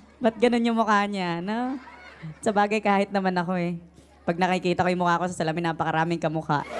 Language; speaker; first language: Filipino; non-native, local second language; Waray